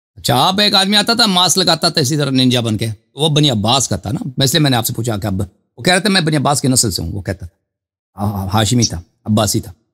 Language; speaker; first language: Urdu; non-native, fluent; Persian